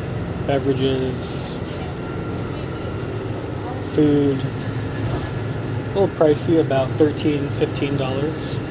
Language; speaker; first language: English; native; English